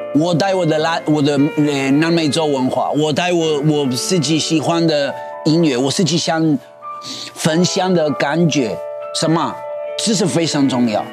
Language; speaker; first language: Chinese; non-native, learner; Spanish